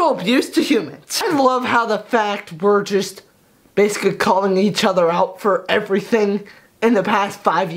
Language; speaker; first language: English; native; English